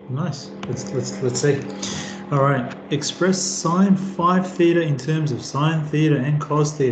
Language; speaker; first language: English; native; English